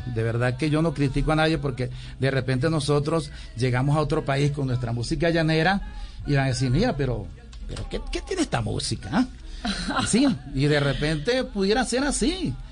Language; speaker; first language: Spanish; native; Spanish